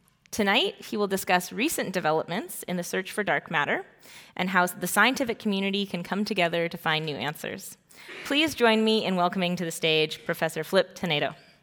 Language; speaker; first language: English; native; English